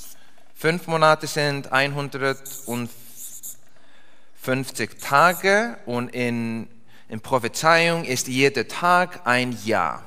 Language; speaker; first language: German; non-native, fluent; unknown